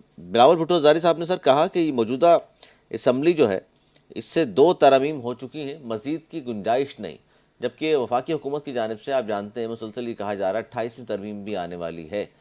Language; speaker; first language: Urdu; native; Urdu